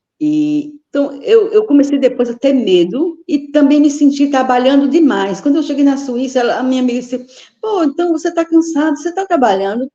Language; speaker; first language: Portuguese; native; Portuguese